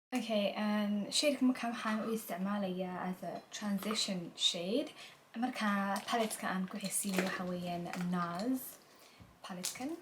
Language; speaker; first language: Somali; early bilingual, heritage; Somali